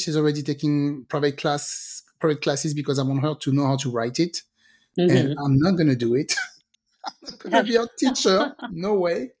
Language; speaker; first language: English; non-native, fluent; French